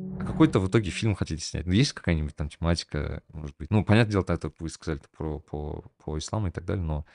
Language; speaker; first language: Russian; non-native, local second language; Kazakh